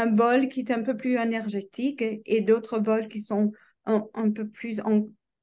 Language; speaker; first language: French; non-native, fluent; English